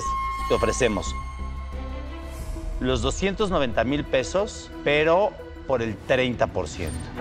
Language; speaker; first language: Spanish; native; Spanish